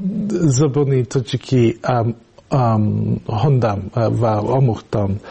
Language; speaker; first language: Persian; non-native, learner; English